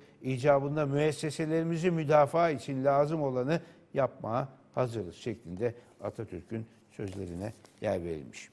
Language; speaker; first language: Turkish; native; Turkish